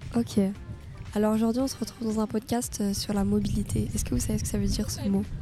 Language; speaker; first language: French; native; French